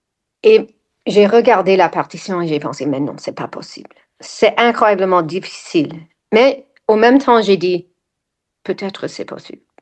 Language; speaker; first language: French; non-native, fluent; English